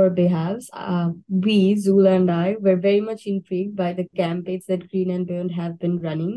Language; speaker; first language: English; non-native, local second language; Bangla